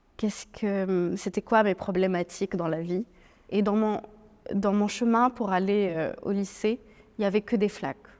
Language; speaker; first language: French; non-native, local second language; Arabic